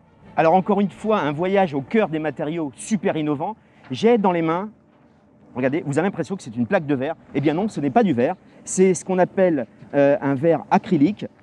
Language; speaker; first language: French; native; French